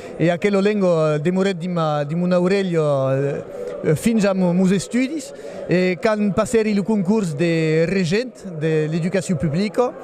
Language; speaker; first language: Occitan; non-native, local second language; French